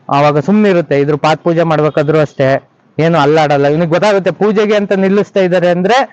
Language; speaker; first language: Kannada; native; Kannada